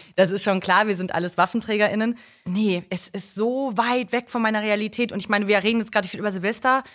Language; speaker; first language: German; native; German